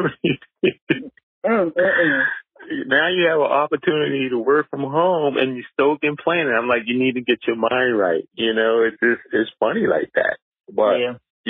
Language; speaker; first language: English; native; English